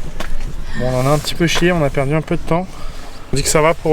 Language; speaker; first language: French; native; French